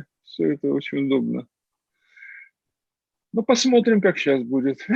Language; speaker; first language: Russian; native; Russian